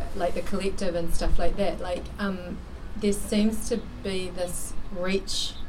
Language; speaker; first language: English; native; English